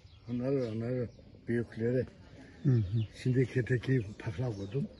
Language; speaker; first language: Turkish; early bilingual, heritage; Greek